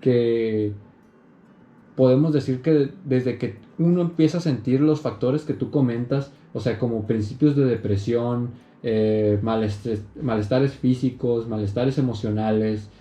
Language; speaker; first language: Spanish; native; Spanish